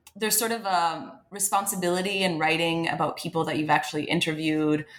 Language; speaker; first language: English; non-native, fluent; French